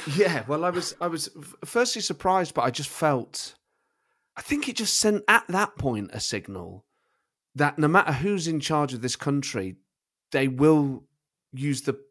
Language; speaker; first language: English; native; English